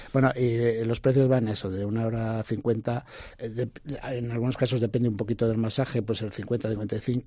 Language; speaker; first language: Spanish; native; Spanish